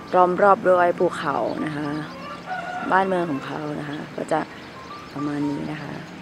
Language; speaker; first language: Thai; native; Thai